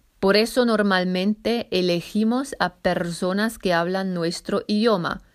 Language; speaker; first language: Spanish; non-native, fluent; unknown